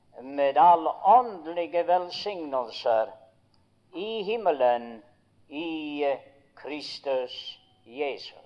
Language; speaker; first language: Norwegian; early bilingual, heritage; Norwegian